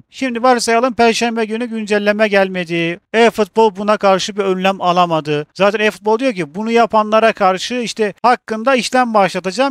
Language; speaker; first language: Turkish; native; Turkish